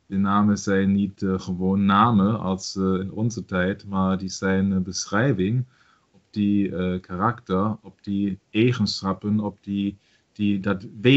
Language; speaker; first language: Dutch; non-native, learner; German